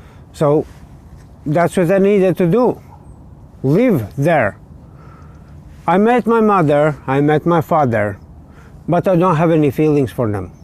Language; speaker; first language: English; non-native, learner; Latvian